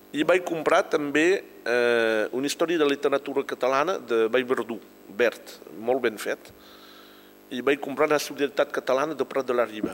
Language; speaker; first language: Catalan; non-native, local second language; French